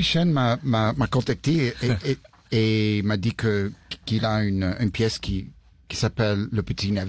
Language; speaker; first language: French; early bilingual, heritage; English